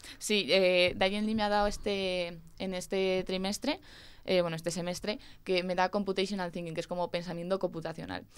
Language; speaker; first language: Spanish; native; Spanish